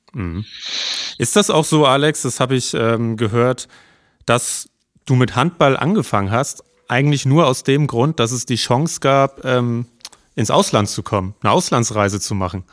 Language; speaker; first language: German; native; German